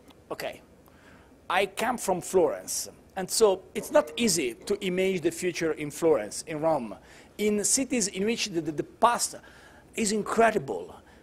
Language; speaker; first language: English; non-native, learner; Italian